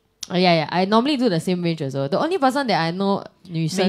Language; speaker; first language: English; non-native, local second language; Chinese